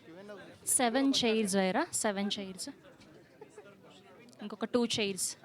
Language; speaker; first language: Telugu; native; Telugu